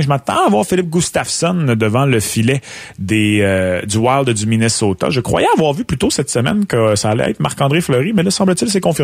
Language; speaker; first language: French; native; French